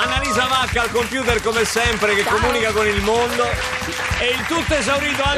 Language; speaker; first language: Italian; native; Italian